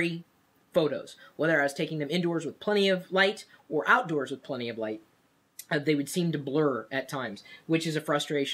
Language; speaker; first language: English; native; English